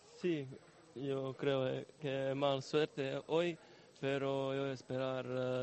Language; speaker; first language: Spanish; non-native, learner; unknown